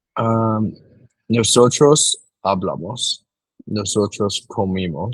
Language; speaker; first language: Spanish; non-native, learner; English